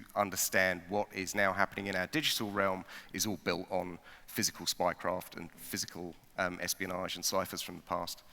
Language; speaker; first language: English; native; English